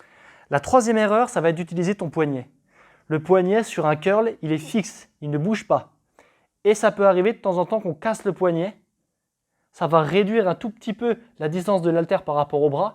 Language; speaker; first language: French; native; French